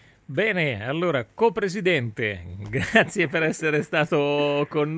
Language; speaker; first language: Italian; native; Italian